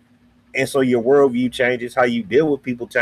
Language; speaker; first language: English; native; English